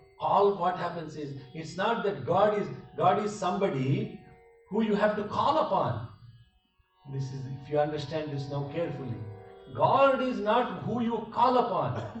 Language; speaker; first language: English; non-native, local second language; Telugu